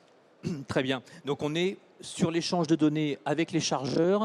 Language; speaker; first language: French; native; French